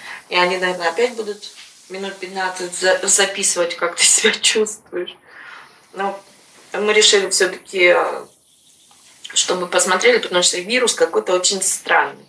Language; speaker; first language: Russian; native; Russian